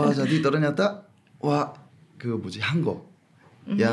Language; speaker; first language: Indonesian; non-native, fluent; Korean